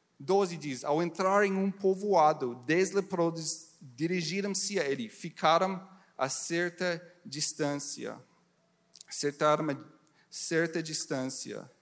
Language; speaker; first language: Portuguese; non-native, learner; English